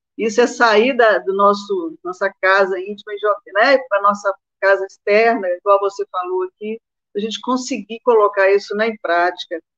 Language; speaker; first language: Portuguese; native; Portuguese